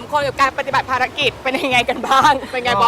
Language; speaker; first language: Thai; native; Thai